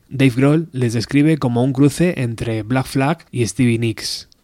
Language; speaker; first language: Spanish; native; Spanish